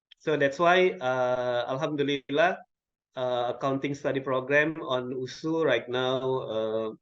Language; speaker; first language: English; non-native, local second language; Indonesian